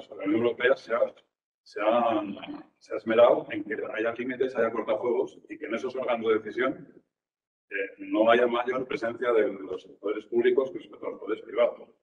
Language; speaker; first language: Spanish; native; Spanish